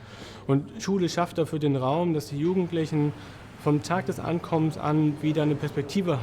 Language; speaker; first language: German; native; German